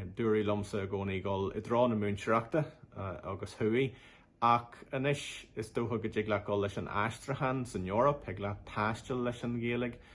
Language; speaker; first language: Irish; non-native, local second language; English